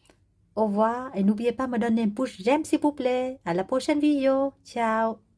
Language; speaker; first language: French; non-native, learner; Vietnamese